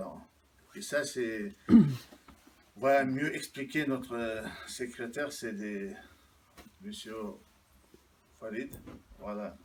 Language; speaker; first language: French; non-native, learner; Chechen